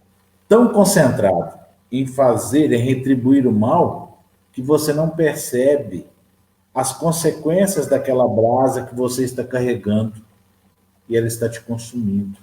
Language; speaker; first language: Portuguese; native; Portuguese